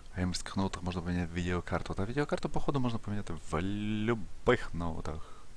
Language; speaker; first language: Russian; non-native, local second language; Ukrainian